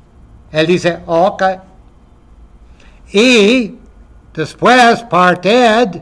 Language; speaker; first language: Spanish; non-native, fluent; English